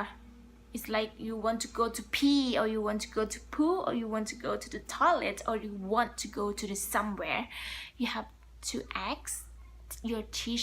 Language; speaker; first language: English; non-native, learner; Thai